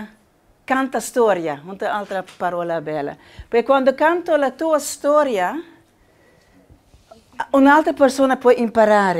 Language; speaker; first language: Italian; non-native, learner; Spanish